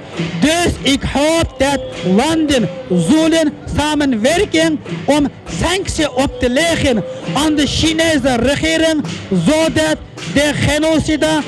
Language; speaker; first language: Dutch; non-native, fluent; Uyghur